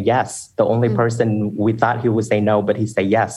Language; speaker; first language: English; non-native, fluent; Vietnamese